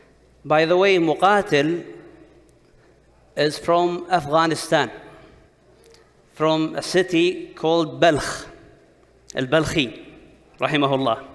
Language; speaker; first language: English; non-native, fluent; Arabic